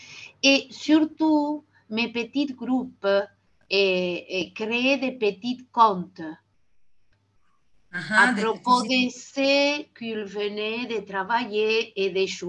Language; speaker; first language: French; non-native, fluent; Spanish